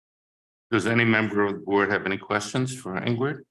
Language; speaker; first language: English; native; English